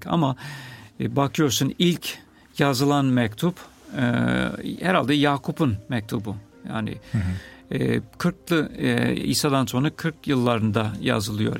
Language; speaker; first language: Turkish; non-native, fluent; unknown